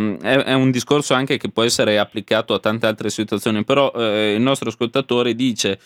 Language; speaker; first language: Italian; native; Italian